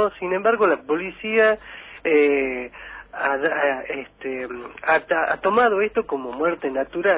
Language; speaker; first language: Spanish; native; Spanish